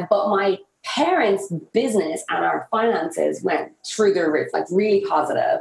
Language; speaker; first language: English; native; English